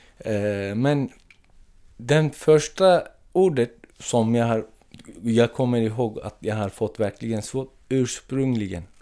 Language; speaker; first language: Swedish; non-native, fluent; Turkish